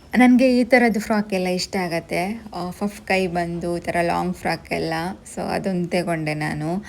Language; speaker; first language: Kannada; non-native, local second language; Tulu